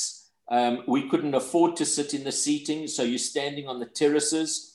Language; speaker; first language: English; native; English